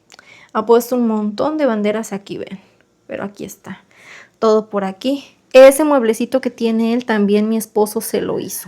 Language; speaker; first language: Spanish; native; Spanish